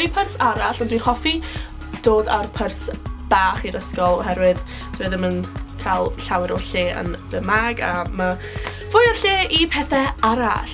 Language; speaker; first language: Welsh; non-native, local second language; English